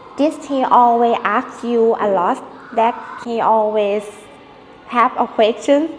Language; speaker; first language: English; non-native, learner; Thai